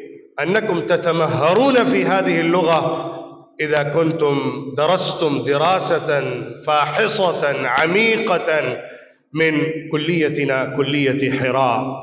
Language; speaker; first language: Arabic; non-native, fluent; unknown